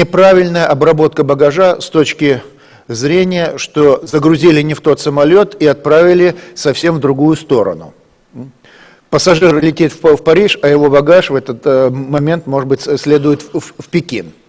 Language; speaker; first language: Russian; native; Russian